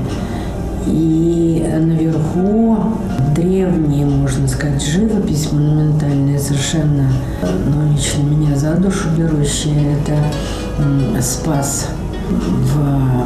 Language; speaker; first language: Russian; native; Russian